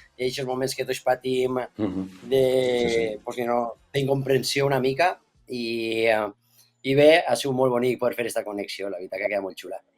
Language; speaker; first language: Catalan; native; Catalan